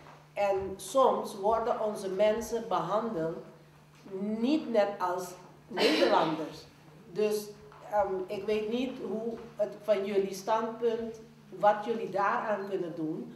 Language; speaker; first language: Dutch; non-native, local second language; Papiamento